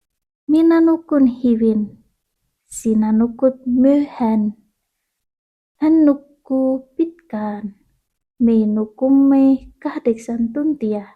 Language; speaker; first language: Finnish; non-native, learner; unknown